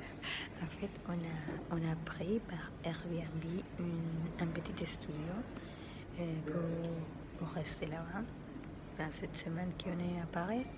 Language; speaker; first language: French; non-native, learner; Spanish